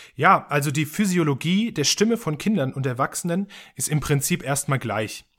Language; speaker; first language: German; native; German